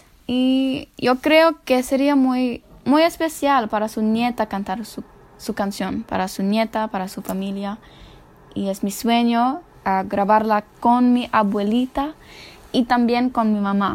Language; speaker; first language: Spanish; non-native, fluent; English